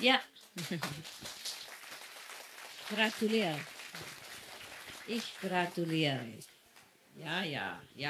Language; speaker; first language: German; non-native, learner; Vietnamese